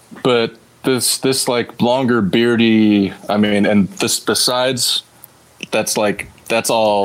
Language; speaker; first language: English; native; English